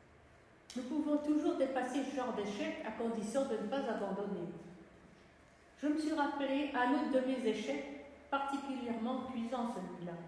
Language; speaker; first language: French; native; French